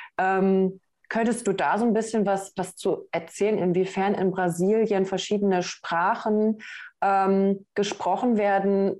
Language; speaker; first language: German; native; German